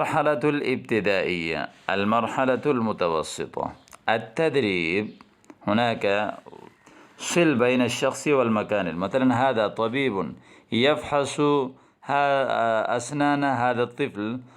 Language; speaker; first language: Arabic; non-native, fluent; Urdu